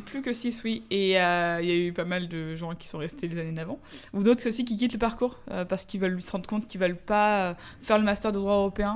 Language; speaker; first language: French; native; French